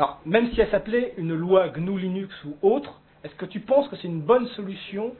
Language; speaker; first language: French; native; French